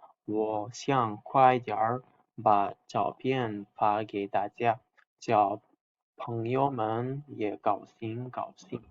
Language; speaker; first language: Chinese; non-native, fluent; Uzbek